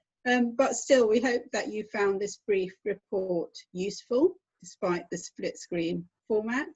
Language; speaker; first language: English; native; English